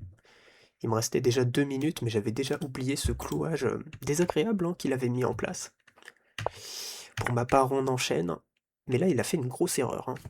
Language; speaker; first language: French; native; French